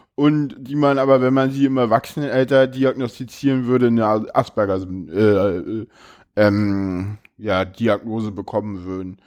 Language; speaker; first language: German; native; German